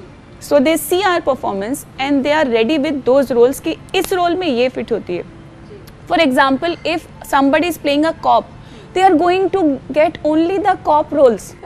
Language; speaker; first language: English; non-native, local second language; Hindi